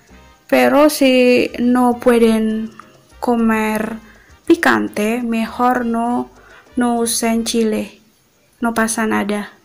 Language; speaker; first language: Spanish; non-native, fluent; Indonesian